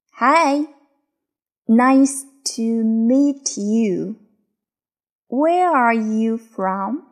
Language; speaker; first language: English; non-native, fluent; Chinese